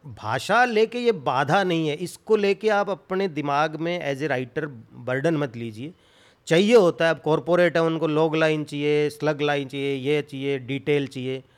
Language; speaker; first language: Hindi; native; Hindi